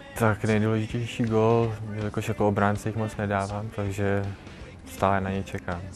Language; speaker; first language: Czech; native; Czech